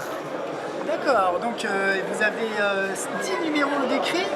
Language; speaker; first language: French; native; French